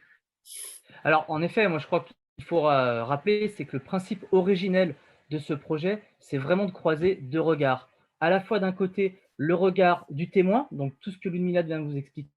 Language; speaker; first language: French; native; French